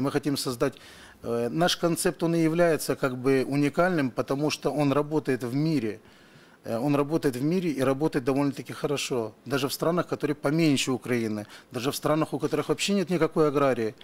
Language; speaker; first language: Russian; native; Russian